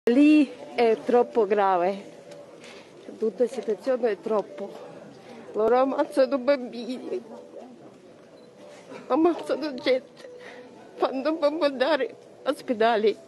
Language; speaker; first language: Italian; non-native, learner; Ukrainian